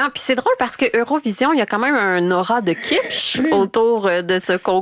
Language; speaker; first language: French; native; French